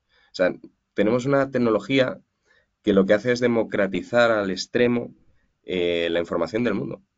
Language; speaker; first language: Spanish; native; Spanish